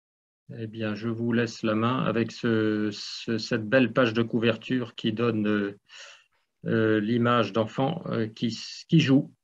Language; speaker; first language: French; native; French